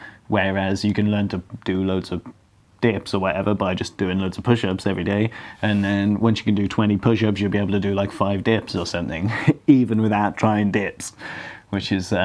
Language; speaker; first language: English; native; English